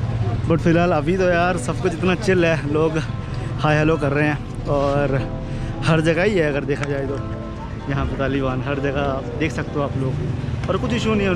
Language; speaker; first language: Hindi; native; Hindi